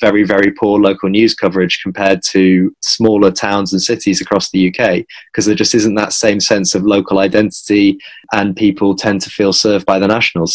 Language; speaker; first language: English; native; English